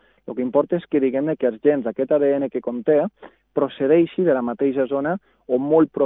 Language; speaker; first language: Catalan; native; Catalan